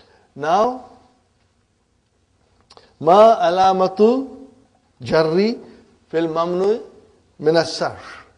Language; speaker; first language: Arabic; non-native, fluent; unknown